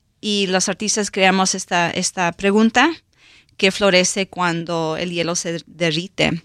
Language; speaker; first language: Spanish; early bilingual, heritage; Spanish